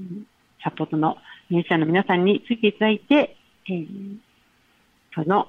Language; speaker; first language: Japanese; native; Japanese